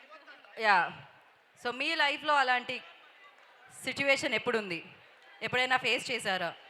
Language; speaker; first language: Telugu; native; Telugu